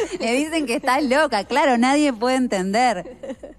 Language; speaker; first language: Spanish; native; Spanish